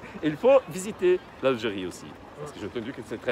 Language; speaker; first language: French; non-native, fluent; Portuguese